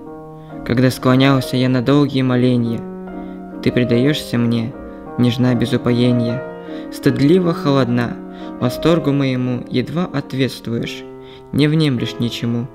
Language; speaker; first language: Russian; native; Russian